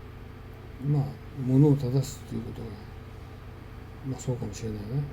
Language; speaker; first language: Japanese; native; Japanese